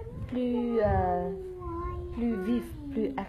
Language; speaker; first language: French; non-native, fluent; Thai